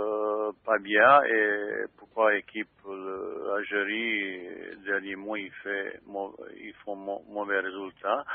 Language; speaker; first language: French; non-native, fluent; Bosnian